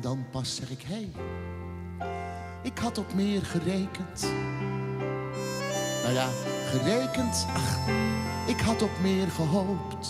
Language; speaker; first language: Dutch; native; Dutch